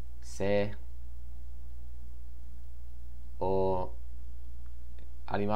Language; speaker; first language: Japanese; non-native, learner; English